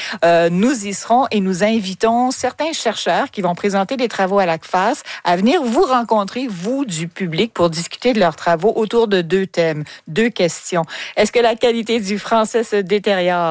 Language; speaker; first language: French; native; French